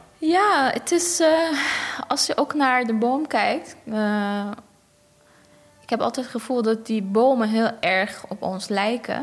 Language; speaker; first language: Dutch; non-native, fluent; Persian